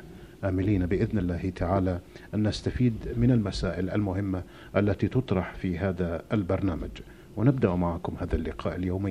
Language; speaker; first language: Arabic; native; Arabic